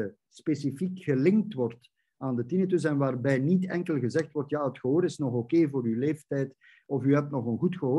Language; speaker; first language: Dutch; native; Dutch